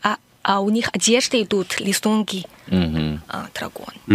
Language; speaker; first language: Russian; non-native, learner; Chinese